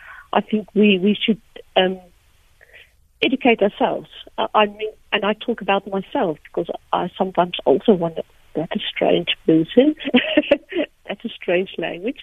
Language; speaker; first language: English; non-native, local second language; Afrikaans